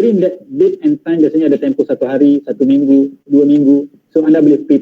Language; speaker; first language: Malay; native; Malay